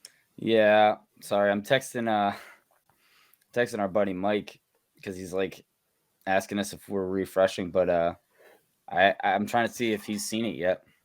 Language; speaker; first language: English; native; English